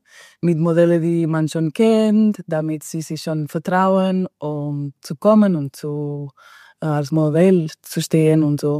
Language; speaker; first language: German; non-native, fluent; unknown